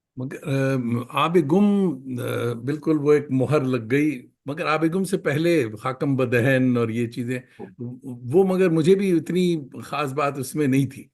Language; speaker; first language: Urdu; native; Urdu